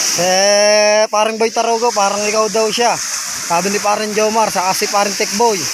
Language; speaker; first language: Filipino; native; Filipino